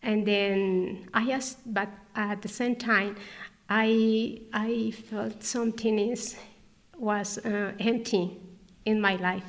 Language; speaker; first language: English; non-native, learner; Spanish